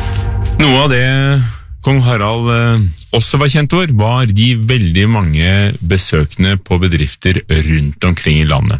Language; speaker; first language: Norwegian; native; Norwegian